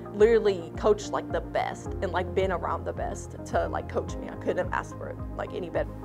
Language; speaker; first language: English; native; English